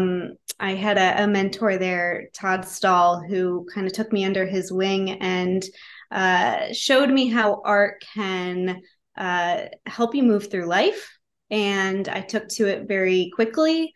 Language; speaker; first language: English; native; English